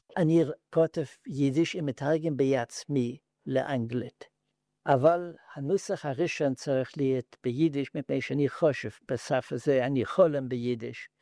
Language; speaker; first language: Hebrew; non-native, learner; Yiddish